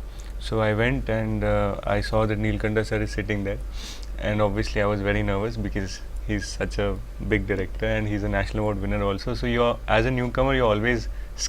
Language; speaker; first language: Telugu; non-native, fluent; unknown